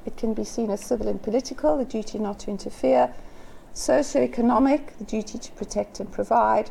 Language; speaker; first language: English; native; English